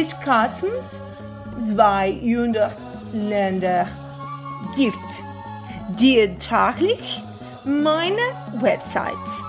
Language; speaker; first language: German; non-native, learner; Portuguese